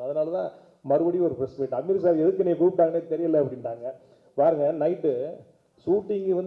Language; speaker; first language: Tamil; native; Tamil